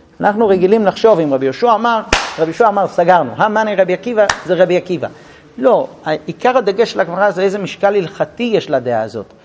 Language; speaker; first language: Hebrew; non-native, fluent; English